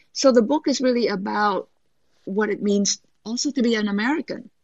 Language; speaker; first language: English; non-native, fluent; Vietnamese